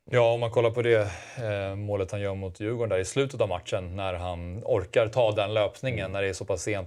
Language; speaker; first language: Swedish; native; Swedish